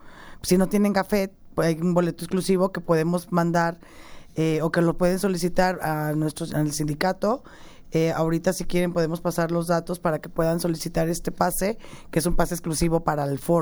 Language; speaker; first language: Spanish; native; Spanish